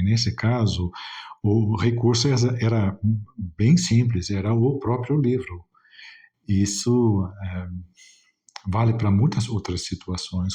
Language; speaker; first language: Portuguese; non-native, fluent; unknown